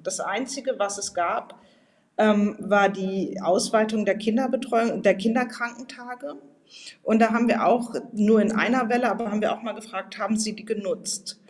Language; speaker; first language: German; native; German